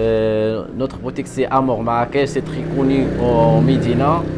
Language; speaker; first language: French; non-native, local second language; Arabic